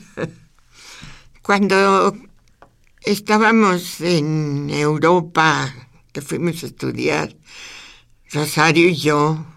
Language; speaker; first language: Spanish; native; Spanish